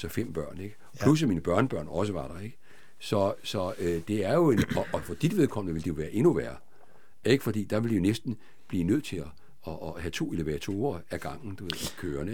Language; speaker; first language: Danish; native; Danish